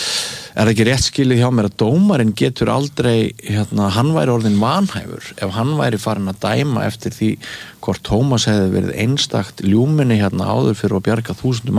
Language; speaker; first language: Icelandic; native; Icelandic